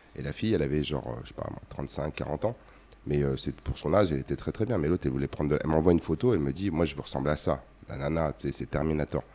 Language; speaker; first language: French; native; French